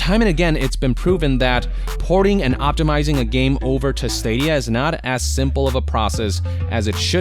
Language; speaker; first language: English; native; English